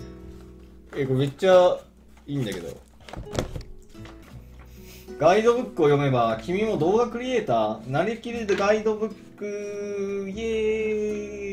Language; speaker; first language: Japanese; native; Japanese